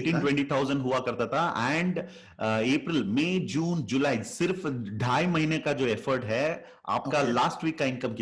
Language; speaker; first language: Hindi; native; Hindi